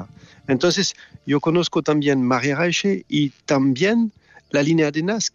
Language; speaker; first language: Spanish; non-native, learner; French